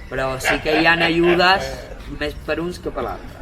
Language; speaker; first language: Catalan; non-native, fluent; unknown